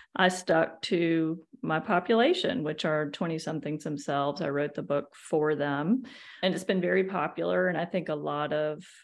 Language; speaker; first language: English; native; English